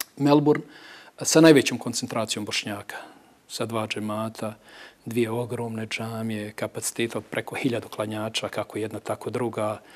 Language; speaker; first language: Bosnian; native; Bosnian